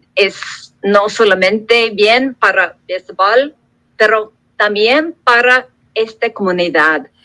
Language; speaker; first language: Spanish; non-native, learner; English